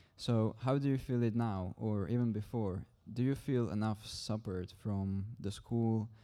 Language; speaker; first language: English; non-native, fluent; Czech